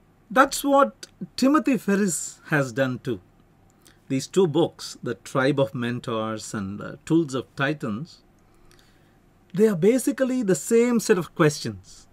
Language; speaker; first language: English; non-native, local second language; Tamil